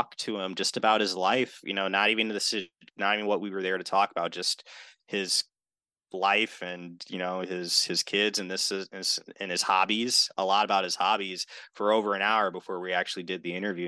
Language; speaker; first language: English; native; English